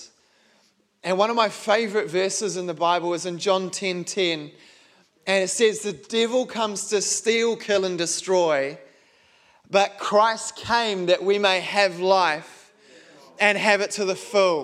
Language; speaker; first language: English; native; English